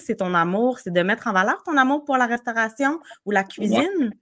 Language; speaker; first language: French; native; French